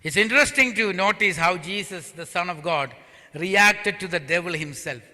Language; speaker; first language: English; non-native, local second language; Malayalam